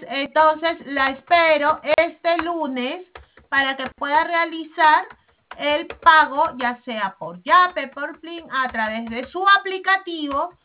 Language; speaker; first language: Spanish; native; Spanish